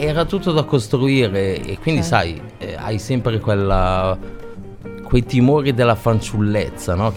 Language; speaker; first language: Italian; native; Italian